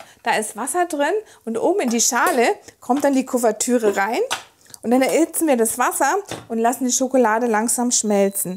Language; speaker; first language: German; native; German